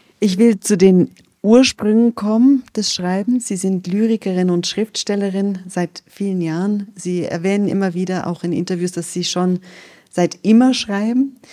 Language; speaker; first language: German; native; German